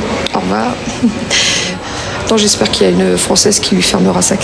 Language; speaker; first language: French; native; French